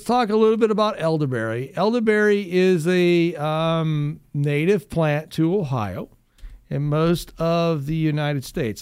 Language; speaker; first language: English; native; English